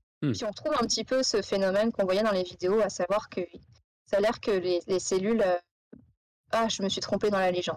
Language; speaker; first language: French; native; French